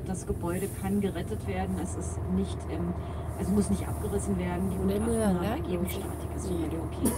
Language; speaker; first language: German; native; German